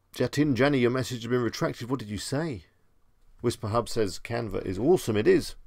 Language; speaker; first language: English; native; English